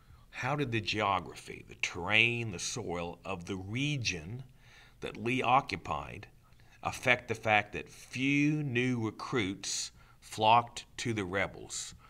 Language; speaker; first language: English; native; English